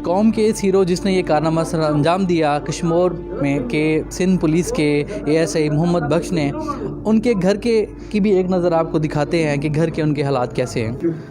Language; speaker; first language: Urdu; native; Urdu